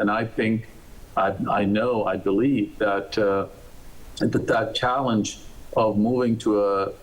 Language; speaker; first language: English; non-native, local second language; Malayalam